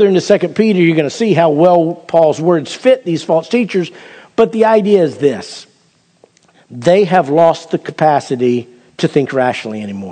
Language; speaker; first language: English; native; English